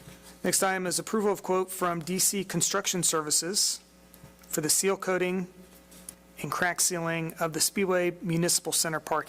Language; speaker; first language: English; native; English